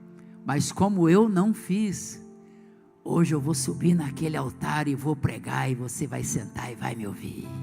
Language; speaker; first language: Portuguese; native; Portuguese